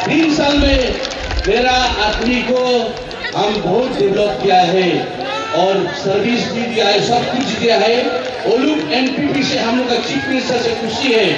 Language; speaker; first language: Hindi; non-native, local second language; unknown